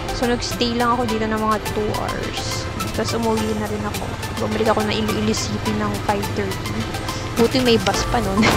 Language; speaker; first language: Filipino; native; Filipino